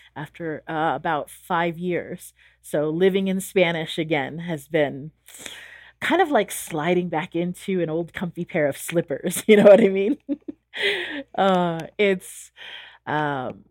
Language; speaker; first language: English; native; English